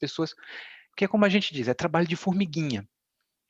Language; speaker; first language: Portuguese; native; Portuguese